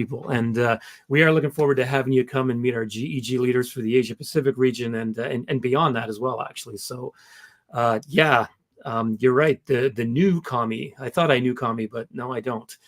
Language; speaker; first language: English; native; English